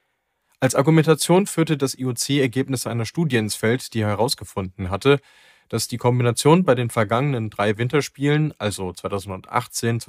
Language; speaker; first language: German; native; German